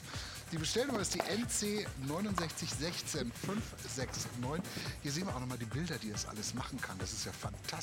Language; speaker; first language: German; native; German